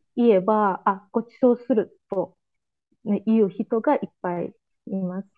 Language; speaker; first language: Japanese; non-native, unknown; Azerbaijani